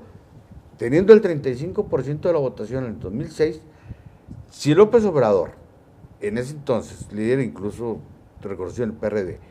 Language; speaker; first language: Spanish; native; Spanish